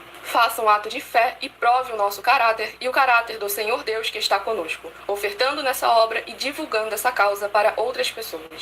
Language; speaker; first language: Portuguese; native; Portuguese